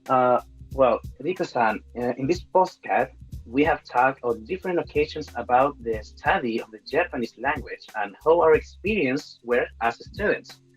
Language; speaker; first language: English; non-native, fluent; Spanish